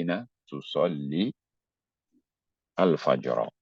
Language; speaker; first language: Arabic; non-native, fluent; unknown